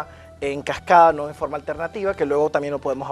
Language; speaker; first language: Spanish; native; Spanish